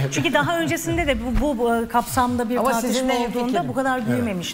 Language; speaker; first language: Turkish; native; Turkish